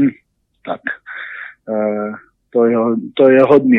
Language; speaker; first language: Czech; non-native, learner; Hebrew